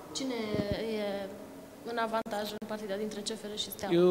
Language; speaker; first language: Romanian; native; Romanian